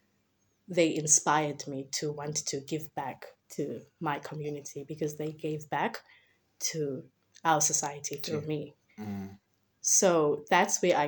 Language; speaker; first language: English; non-native, local second language; Xhosa